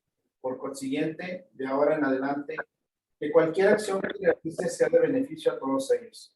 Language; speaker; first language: Spanish; native; Spanish